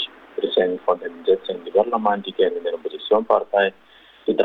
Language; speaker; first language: German; non-native, local second language; Arabic